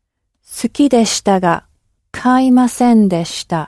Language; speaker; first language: Japanese; non-native, learner; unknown